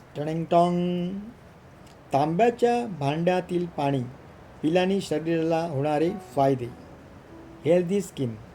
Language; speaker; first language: Marathi; non-native, local second language; Gujarati